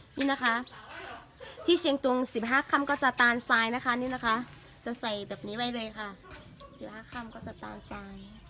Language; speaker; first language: Thai; non-native, local second language; Khün